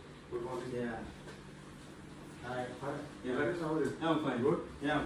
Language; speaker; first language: English; non-native, local second language; Kinyarwanda